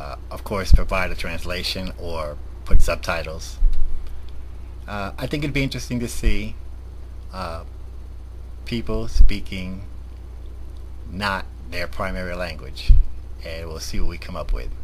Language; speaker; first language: English; early bilingual, other home language; Spanish